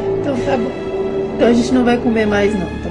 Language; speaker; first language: Portuguese; native; Portuguese